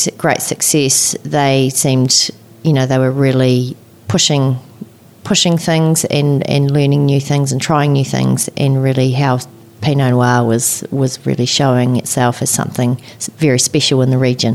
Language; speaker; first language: English; native; English